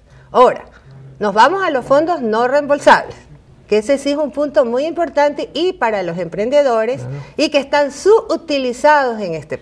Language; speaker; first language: Spanish; native; Spanish